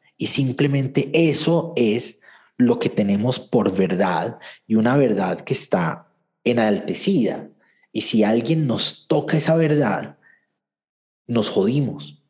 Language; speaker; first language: Spanish; native; Spanish